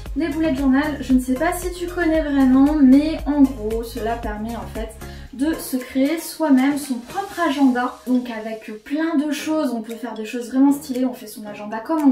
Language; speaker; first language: French; native; French